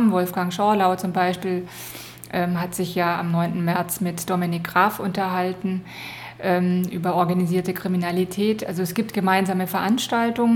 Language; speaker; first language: German; native; German